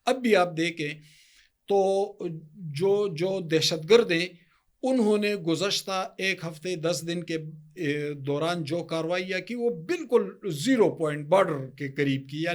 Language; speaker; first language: Urdu; native; Urdu